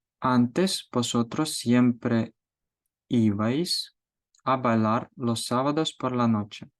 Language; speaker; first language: Spanish; non-native, fluent; Ukrainian